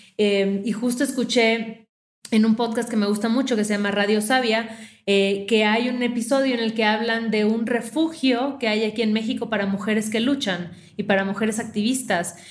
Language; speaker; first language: Spanish; native; Spanish